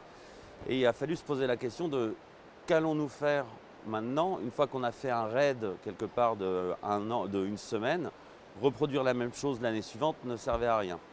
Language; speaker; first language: French; native; French